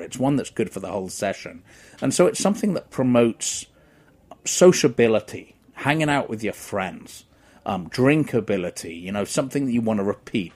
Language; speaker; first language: English; native; English